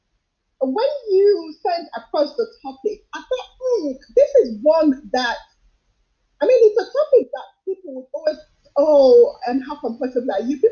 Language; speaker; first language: English; non-native, local second language; Yoruba